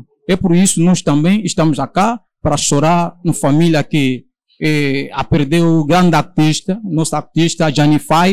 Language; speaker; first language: Portuguese; non-native, learner; Lingala